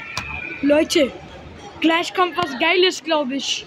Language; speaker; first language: German; early bilingual, other home language; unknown